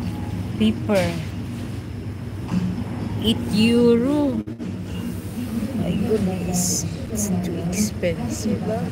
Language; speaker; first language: English; non-native, local second language; Filipino